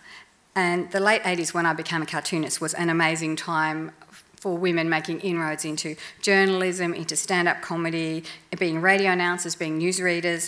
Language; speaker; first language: English; native; English